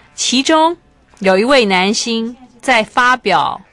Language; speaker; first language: Chinese; native; Chinese